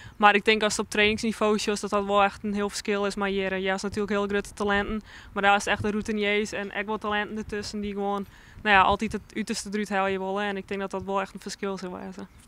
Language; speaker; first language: Dutch; non-native, local second language; Western Frisian